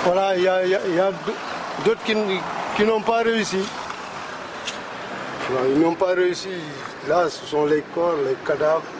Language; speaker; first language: French; non-native, local second language; Wolof